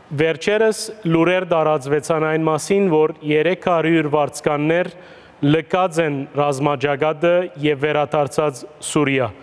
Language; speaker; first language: Armenian; early bilingual, heritage; Armenian